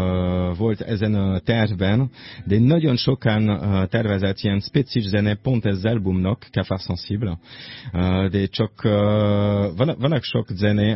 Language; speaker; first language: Hungarian; non-native, learner; French